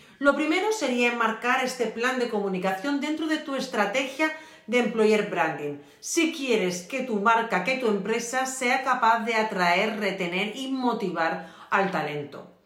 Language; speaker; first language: Spanish; native; Spanish